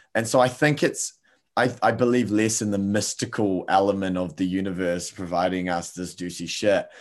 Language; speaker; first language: English; native; English